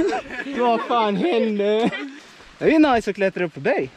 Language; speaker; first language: Swedish; native; Swedish